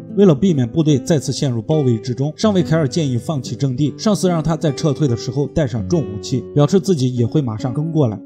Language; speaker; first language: Chinese; native; Chinese